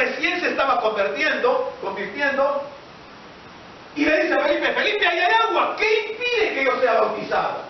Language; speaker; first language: Spanish; native; Spanish